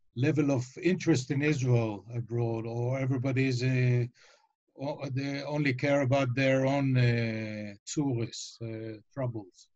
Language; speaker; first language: English; non-native, fluent; Hebrew